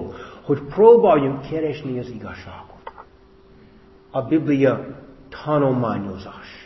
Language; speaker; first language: Hungarian; non-native, fluent; English